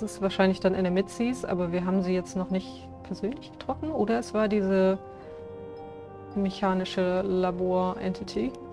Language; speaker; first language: German; native; German